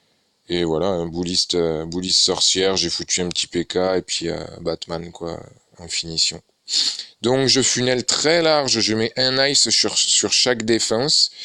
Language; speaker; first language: French; native; French